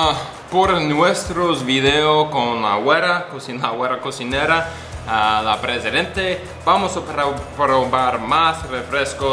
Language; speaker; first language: Spanish; non-native, learner; English